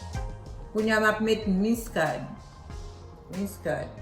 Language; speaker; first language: French; non-native, learner; Haitian Creole